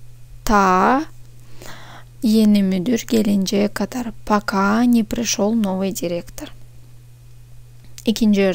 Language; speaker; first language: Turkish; non-native, fluent; Russian